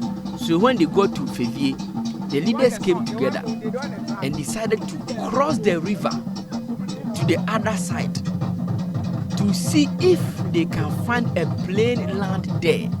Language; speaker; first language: English; non-native, local second language; Akan